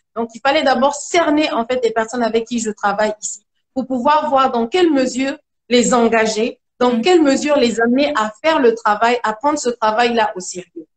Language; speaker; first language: French; non-native, local second language; Mandingo